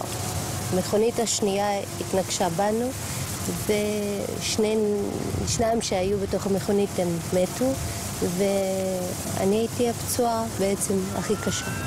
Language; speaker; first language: Hebrew; non-native, local second language; Russian